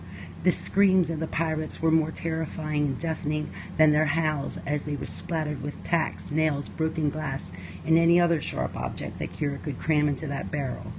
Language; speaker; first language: English; native; English